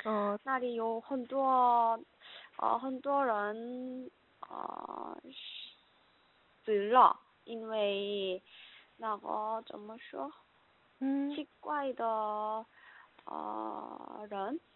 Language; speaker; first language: Chinese; non-native, learner; Korean